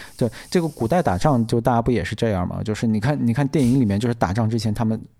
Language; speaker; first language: Chinese; native; Chinese